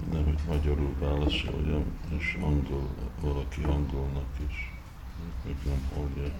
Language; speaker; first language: Hungarian; early bilingual, heritage; Hungarian